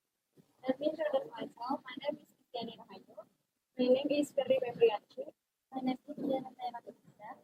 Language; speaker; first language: English; non-native, learner; Indonesian